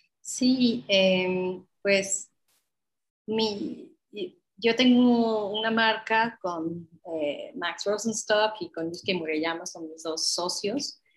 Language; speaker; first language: Spanish; non-native, fluent; English